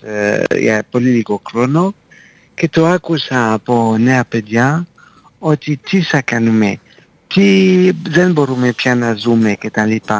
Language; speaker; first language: Greek; non-native, fluent; French